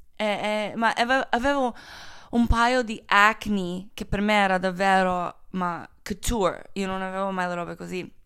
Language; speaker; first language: Italian; non-native, fluent; Croatian